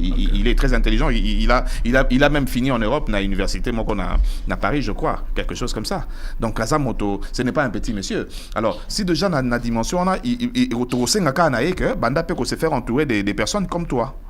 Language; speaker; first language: French; non-native, local second language; Lingala